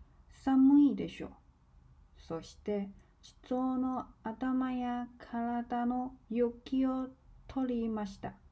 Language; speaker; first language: Japanese; non-native, learner; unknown